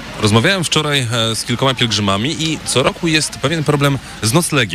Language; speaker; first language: Polish; native; Polish